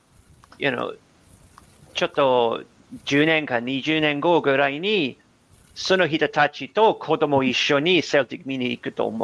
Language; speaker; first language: Japanese; non-native, learner; English